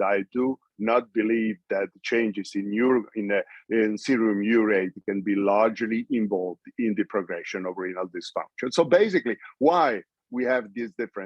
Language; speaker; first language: English; non-native, fluent; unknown